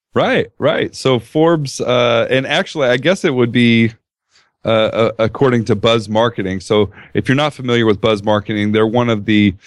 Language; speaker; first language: English; native; English